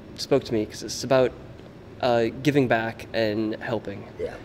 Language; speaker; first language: English; native; English